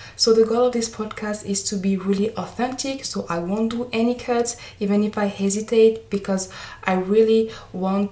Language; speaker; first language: English; non-native, fluent; French